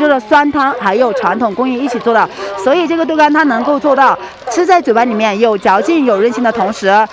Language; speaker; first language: Chinese; native; Chinese